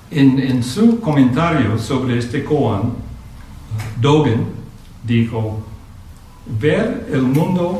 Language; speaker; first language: Spanish; non-native, fluent; English